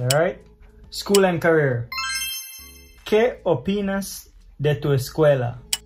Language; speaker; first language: Spanish; non-native, fluent; English